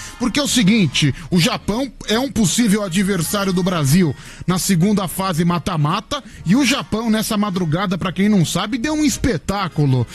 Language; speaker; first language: Portuguese; native; Portuguese